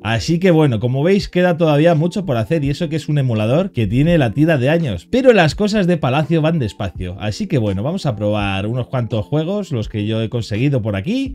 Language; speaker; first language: Spanish; native; Spanish